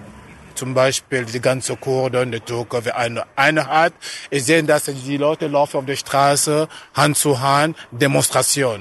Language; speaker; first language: German; non-native, fluent; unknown